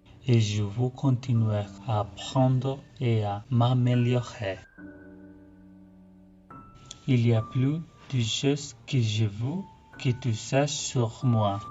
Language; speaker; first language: French; non-native, fluent; Spanish